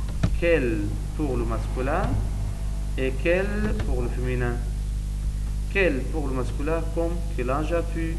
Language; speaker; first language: French; non-native, learner; Arabic